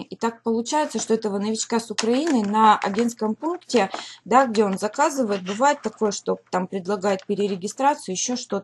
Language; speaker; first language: Russian; native; Russian